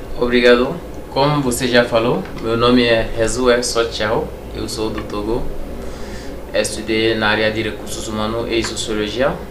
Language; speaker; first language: Portuguese; non-native, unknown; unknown